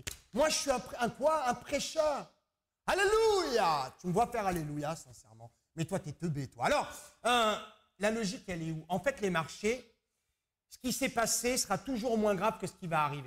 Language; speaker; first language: French; native; French